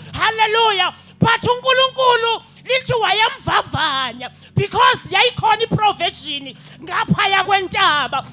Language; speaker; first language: Zulu; non-native, local second language; Xhosa